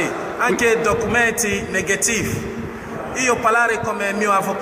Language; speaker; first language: Italian; non-native, learner; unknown